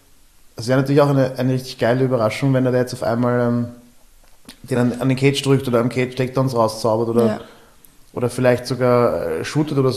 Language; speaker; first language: German; native; German